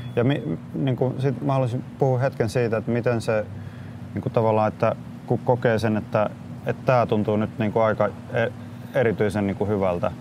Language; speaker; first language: Finnish; native; Finnish